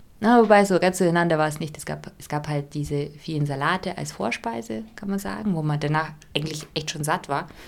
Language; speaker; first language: German; non-native, fluent; Russian